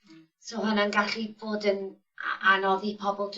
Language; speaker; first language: Welsh; non-native, local second language; English